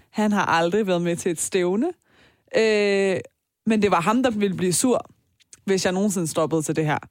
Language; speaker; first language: Danish; early bilingual, other home language; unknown